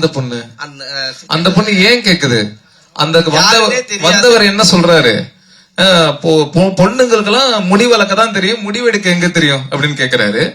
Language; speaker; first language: Tamil; native; Tamil